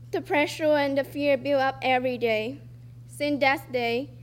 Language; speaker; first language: English; non-native, fluent; Vietnamese